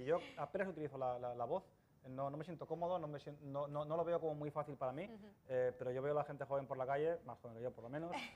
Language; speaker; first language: Spanish; native; Spanish